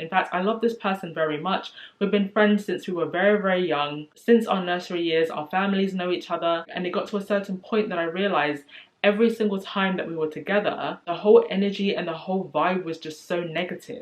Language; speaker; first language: English; native; English